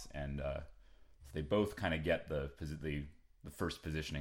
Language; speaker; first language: English; native; English